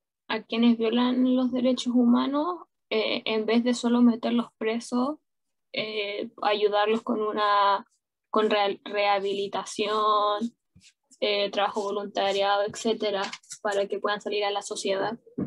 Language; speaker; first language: Spanish; native; Spanish